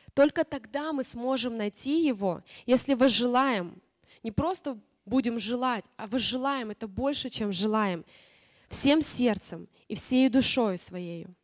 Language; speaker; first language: Russian; native; Russian